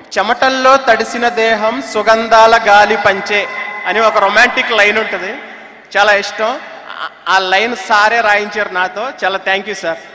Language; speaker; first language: Telugu; native; Telugu